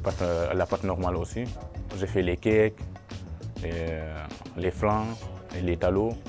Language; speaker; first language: French; non-native, local second language; Wolof